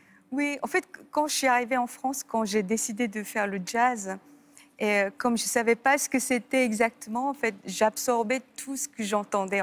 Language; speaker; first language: French; non-native, fluent; Korean